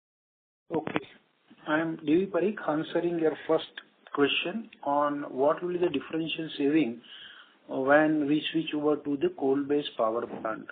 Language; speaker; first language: English; non-native, local second language; Gujarati